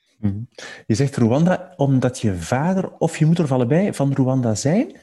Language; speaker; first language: Dutch; native; Dutch